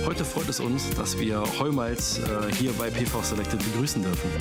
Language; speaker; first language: German; native; German